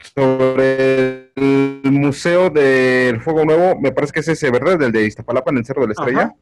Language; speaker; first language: Spanish; native; Spanish